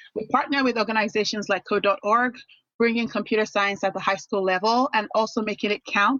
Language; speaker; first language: English; non-native, local second language; Yoruba